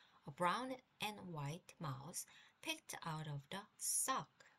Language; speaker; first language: English; non-native, fluent; Korean